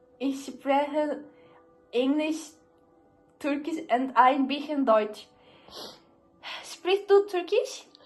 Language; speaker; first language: German; non-native, learner; Turkish